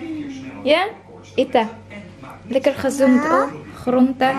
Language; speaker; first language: Dutch; non-native, learner; Filipino